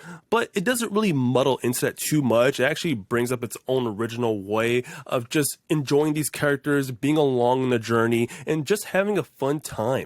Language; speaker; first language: English; native; English